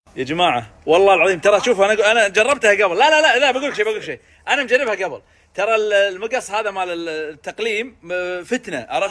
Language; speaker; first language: Arabic; native; Arabic